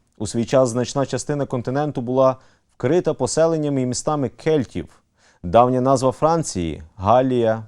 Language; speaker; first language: Ukrainian; native; Ukrainian